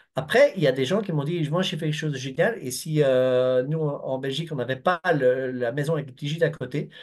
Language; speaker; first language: French; native; French